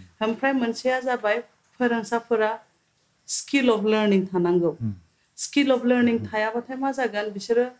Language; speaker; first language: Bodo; non-native, local second language; Santali